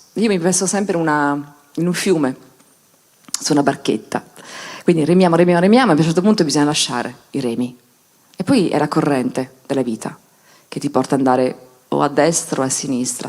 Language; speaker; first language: Italian; native; Italian